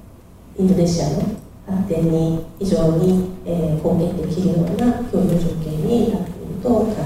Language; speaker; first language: Japanese; native; Japanese